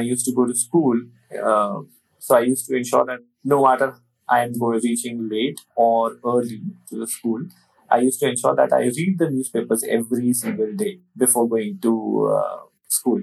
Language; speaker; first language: English; non-native, local second language; Hindi